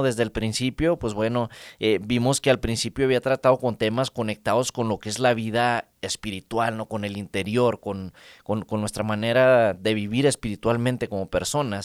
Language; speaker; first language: Spanish; native; Spanish